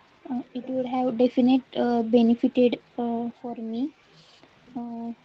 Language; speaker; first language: English; non-native, learner; Marathi